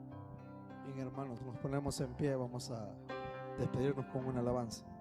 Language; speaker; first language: Spanish; native; Spanish